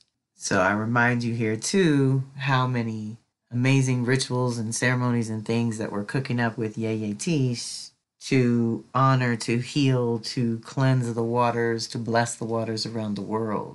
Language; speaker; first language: English; native; English